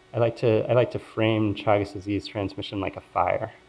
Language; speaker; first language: English; native; English